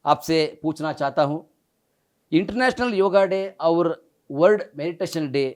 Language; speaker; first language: Hindi; non-native, local second language; Kannada